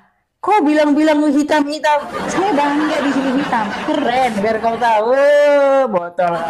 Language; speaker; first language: Indonesian; native; Indonesian